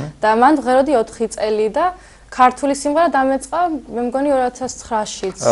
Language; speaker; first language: Georgian; early bilingual, heritage; Georgian